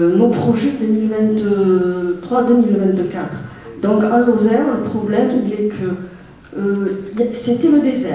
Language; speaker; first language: French; native; French